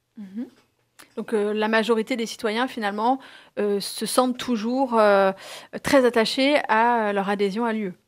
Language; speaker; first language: French; native; French